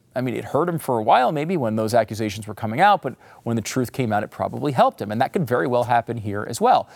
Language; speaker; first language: English; native; English